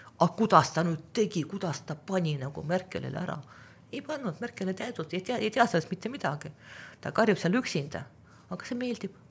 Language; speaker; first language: Estonian; non-native, local second language; Russian